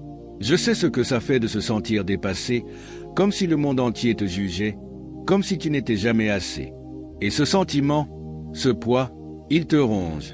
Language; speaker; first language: French; native; French